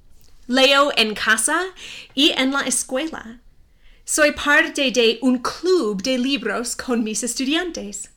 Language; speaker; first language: Spanish; non-native, fluent; English